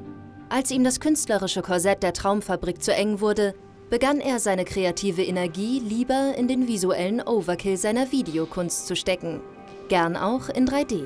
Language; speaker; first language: German; native; German